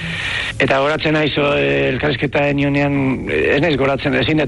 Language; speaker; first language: Basque; native; Basque